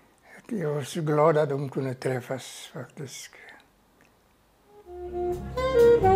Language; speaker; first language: Swedish; non-native, fluent; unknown